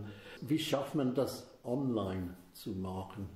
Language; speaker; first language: German; non-native, fluent; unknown